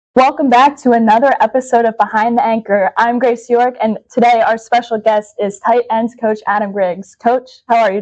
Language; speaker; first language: English; native; English